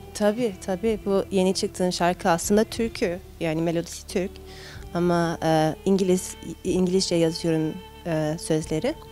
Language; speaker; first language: Turkish; early bilingual, heritage; Turkish